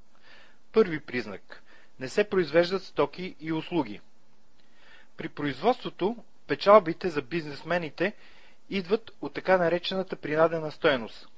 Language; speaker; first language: Bulgarian; native; Bulgarian